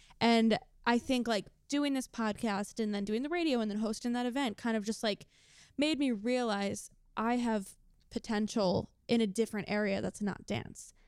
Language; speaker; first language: English; native; English